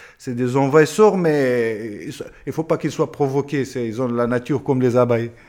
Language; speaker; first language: French; non-native, fluent; Pashto